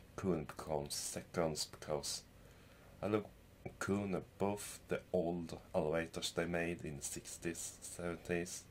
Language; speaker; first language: English; non-native, fluent; Swedish